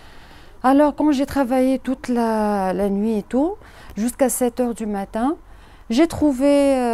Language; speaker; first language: French; non-native, learner; Arabic